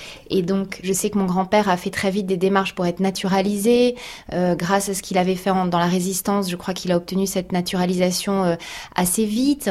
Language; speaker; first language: French; native; French